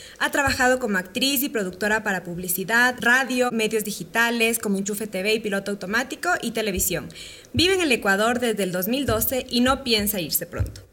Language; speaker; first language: Spanish; native; Spanish